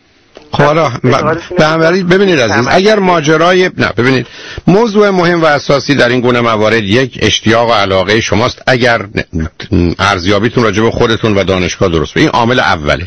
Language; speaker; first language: Persian; native; Persian